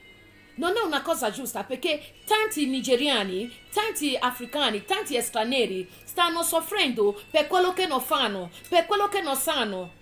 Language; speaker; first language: Italian; non-native, fluent; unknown